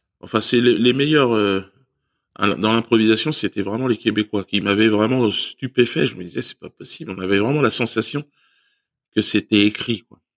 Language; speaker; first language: French; native; French